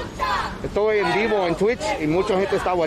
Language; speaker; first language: Spanish; non-native, learner; English